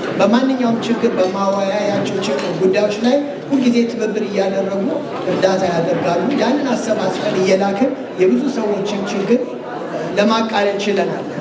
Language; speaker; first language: Amharic; native; Amharic